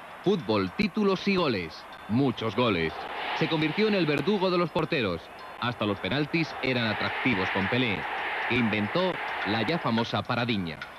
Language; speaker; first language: Spanish; native; Spanish